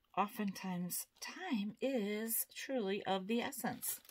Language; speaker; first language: English; native; English